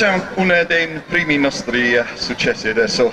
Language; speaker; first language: Italian; non-native, fluent; English